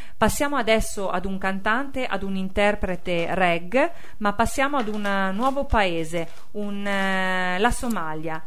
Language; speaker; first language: Italian; native; Italian